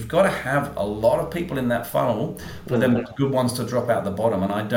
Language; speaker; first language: English; native; English